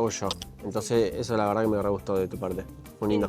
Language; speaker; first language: Spanish; native; Spanish